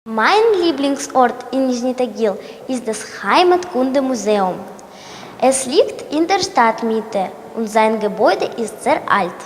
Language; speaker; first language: German; non-native, learner; Russian